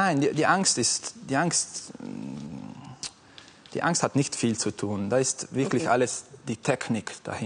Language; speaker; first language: German; non-native, fluent; Italian